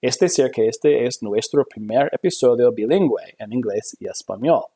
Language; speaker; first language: Spanish; non-native, fluent; English